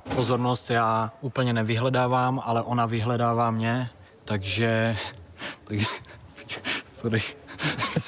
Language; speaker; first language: Czech; native; Czech